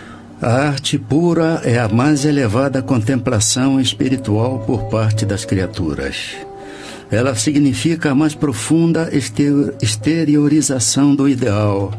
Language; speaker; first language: Portuguese; native; Portuguese